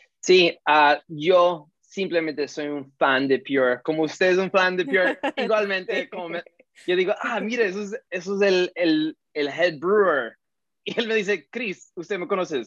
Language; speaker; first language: Spanish; early bilingual, heritage; Spanish